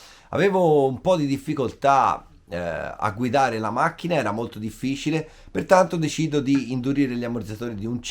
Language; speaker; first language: Italian; native; Italian